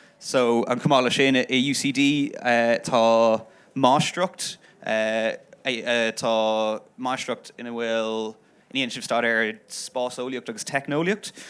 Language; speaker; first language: Irish; non-native, local second language; English